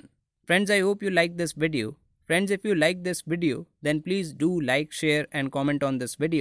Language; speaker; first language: English; non-native, local second language; Hindi